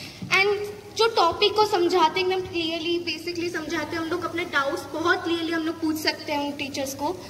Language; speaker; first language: Hindi; non-native, local second language; Odia